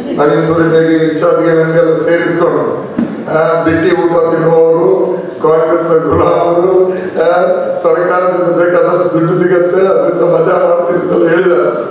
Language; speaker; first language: Kannada; non-native, local second language; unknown